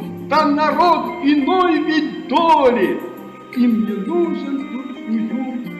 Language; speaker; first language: Russian; native; Russian